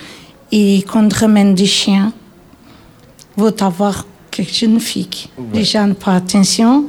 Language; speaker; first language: French; non-native, learner; Portuguese